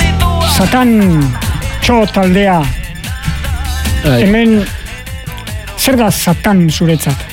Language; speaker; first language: Basque; native; Basque